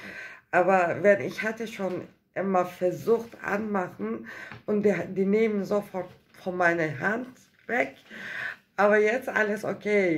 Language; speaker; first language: German; non-native, learner; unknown